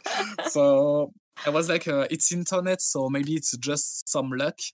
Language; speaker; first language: English; non-native, fluent; French